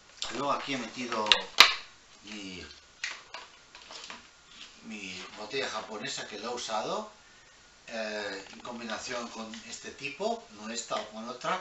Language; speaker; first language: Spanish; early bilingual, heritage; Spanish